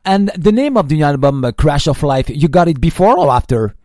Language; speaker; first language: English; non-native, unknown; French